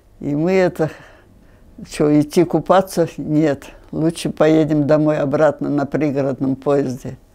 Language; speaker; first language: Russian; non-native, local second language; Finnish